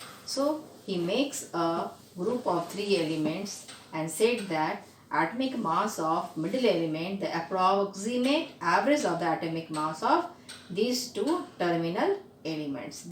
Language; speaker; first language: English; non-native, local second language; Hindi